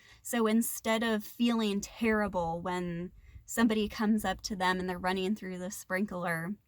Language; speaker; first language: English; native; English